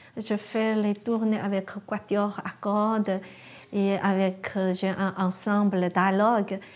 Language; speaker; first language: French; non-native, learner; Chinese